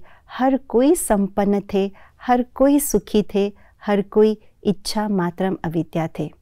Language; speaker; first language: Hindi; native; Hindi